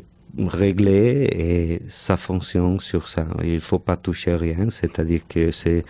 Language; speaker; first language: French; non-native, fluent; Catalan